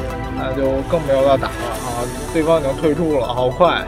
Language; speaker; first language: Chinese; native; Chinese